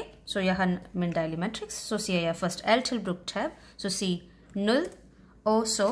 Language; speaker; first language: Danish; non-native, fluent; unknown